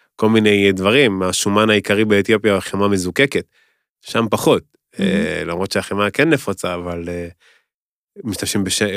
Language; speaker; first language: Hebrew; native; Hebrew